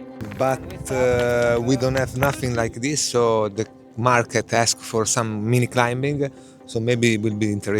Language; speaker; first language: English; non-native, fluent; Italian